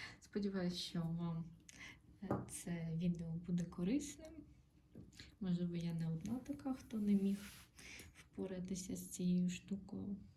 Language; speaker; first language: Ukrainian; non-native, local second language; Russian